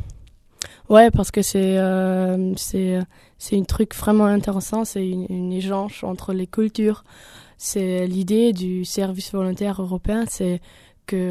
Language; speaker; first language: French; non-native, learner; German